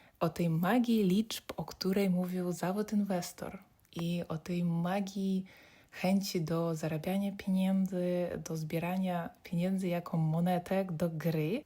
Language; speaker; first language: Polish; non-native, fluent; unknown